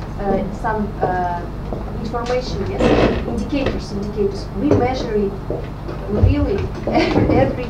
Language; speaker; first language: English; non-native, fluent; Russian